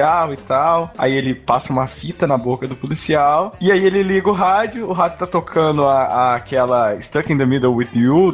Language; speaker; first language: Portuguese; native; Portuguese